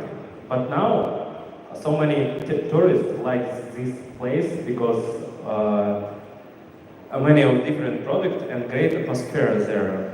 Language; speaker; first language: English; non-native, learner; Russian